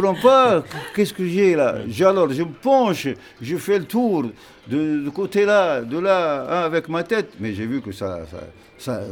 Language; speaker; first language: French; non-native, local second language; Arabic